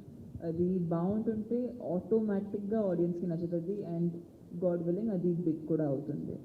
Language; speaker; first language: Telugu; non-native, local second language; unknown